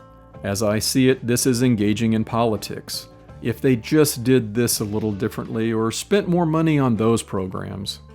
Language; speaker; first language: English; native; English